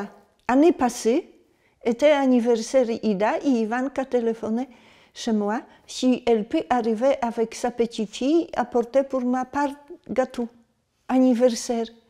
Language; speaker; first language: French; non-native, learner; Polish